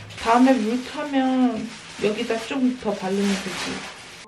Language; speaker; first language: Korean; early bilingual, heritage; Korean